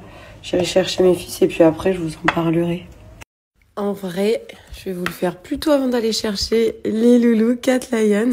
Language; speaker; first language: French; native; French